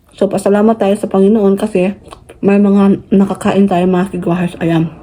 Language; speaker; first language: Filipino; non-native, local second language; Cebuano